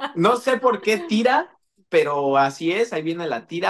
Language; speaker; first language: Spanish; native; Spanish